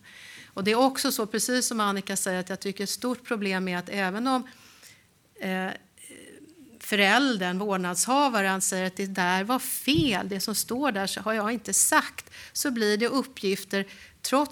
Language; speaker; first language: Swedish; native; Swedish